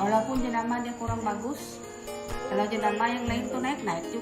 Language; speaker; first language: Malay; native; Malay